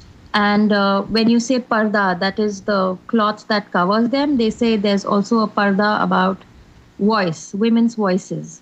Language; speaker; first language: English; non-native, local second language; Hindi